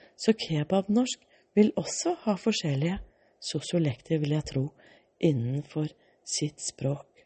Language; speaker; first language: Norwegian; early bilingual, other home language; Danish